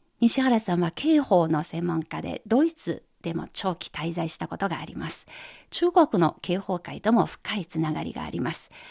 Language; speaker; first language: Japanese; non-native, fluent; Chinese